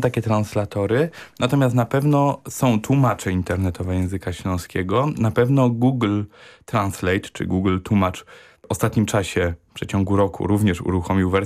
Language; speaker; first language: Polish; non-native, local second language; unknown